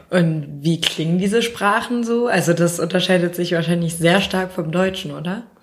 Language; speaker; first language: German; native; German